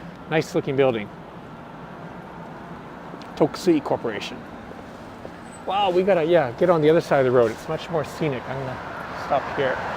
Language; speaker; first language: English; non-native, fluent; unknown